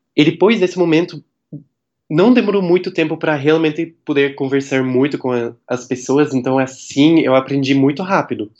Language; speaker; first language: Portuguese; non-native, fluent; Dutch